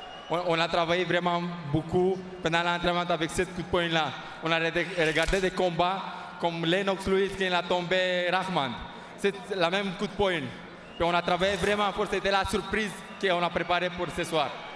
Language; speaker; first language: French; non-native, fluent; Romanian